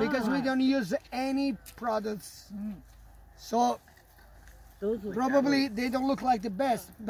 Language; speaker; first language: English; non-native, fluent; Italian